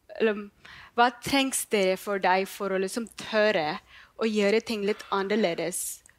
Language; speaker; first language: Norwegian; non-native, learner; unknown